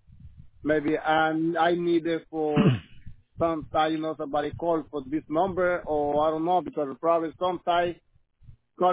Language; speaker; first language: English; non-native, learner; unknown